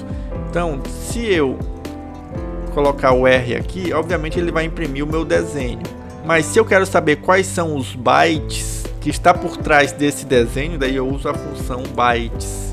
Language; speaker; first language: Portuguese; native; Portuguese